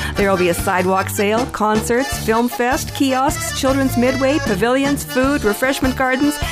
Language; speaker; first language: English; early bilingual, other home language; Ukrainian